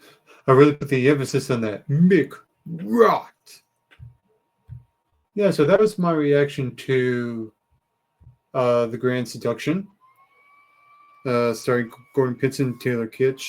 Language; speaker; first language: English; native; English